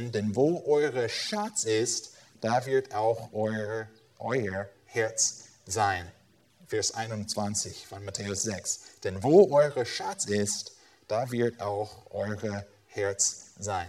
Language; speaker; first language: German; non-native, fluent; English